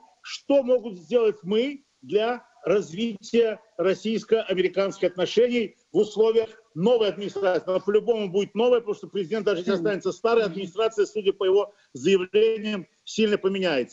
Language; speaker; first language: Russian; native; Russian